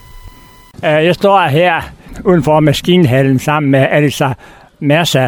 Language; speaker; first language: Danish; native; Danish